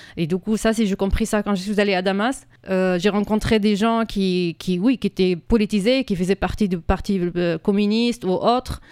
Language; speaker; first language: French; non-native, fluent; Arabic